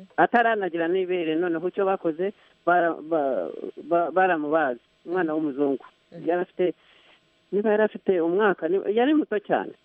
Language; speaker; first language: Kinyarwanda; early bilingual, heritage; Kinyarwanda